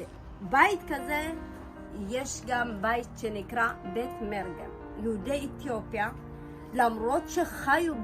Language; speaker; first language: Hebrew; early bilingual, other home language; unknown